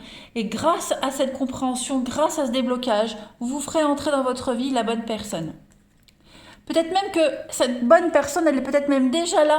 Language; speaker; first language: French; native; French